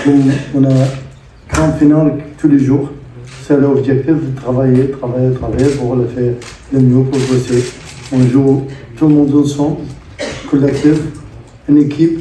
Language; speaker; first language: French; non-native, learner; Arabic